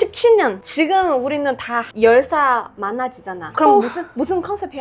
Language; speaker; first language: Korean; non-native, fluent; Chinese